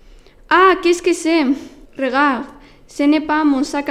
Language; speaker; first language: French; non-native, learner; Spanish